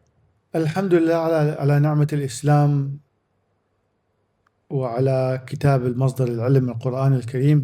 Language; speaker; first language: Arabic; native; Arabic